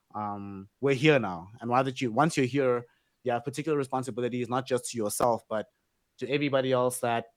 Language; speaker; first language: English; non-native, local second language; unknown